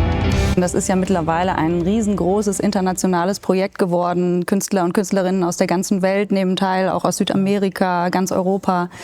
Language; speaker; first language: German; native; German